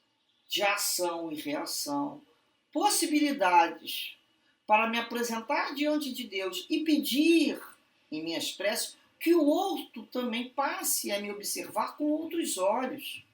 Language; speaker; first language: Portuguese; native; Portuguese